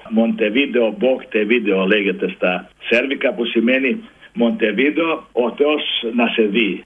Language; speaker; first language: Greek; non-native, fluent; Serbian